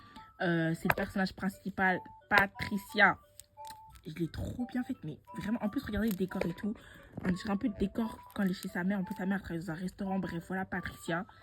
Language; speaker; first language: French; native; French